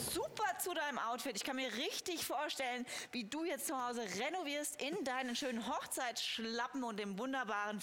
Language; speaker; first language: German; native; German